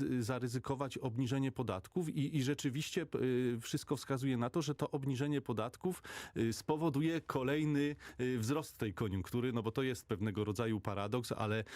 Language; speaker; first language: Polish; native; Polish